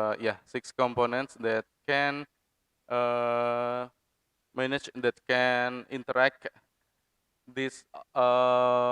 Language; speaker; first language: English; non-native, fluent; Indonesian